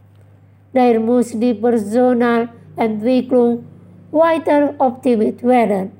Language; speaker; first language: German; non-native, fluent; Indonesian